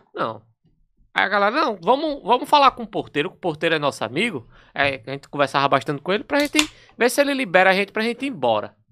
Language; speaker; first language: Portuguese; native; Portuguese